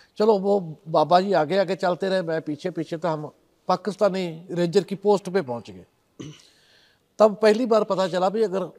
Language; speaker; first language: Hindi; non-native, local second language; Punjabi